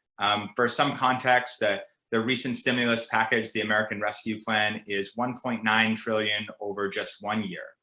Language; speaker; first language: English; native; English